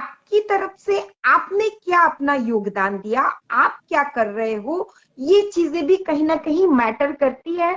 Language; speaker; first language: Hindi; native; Hindi